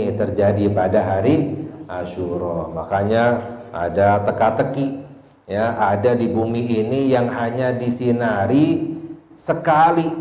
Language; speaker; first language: Indonesian; native; Indonesian